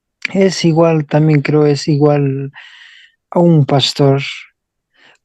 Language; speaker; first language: Spanish; non-native, local second language; Quechua